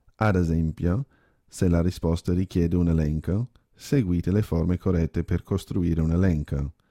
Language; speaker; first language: Italian; native; Italian